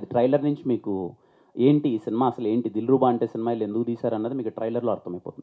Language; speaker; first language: Telugu; native; Telugu